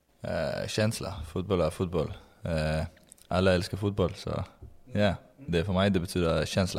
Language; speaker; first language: Swedish; non-native, learner; Danish